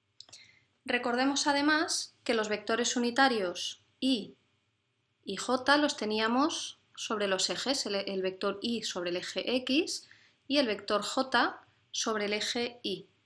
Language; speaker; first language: Spanish; native; Spanish